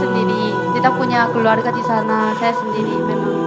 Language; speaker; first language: Indonesian; non-native, learner; Korean